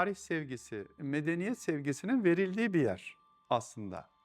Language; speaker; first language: Turkish; native; Turkish